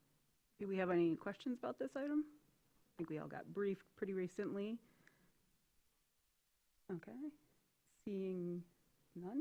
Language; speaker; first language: English; native; English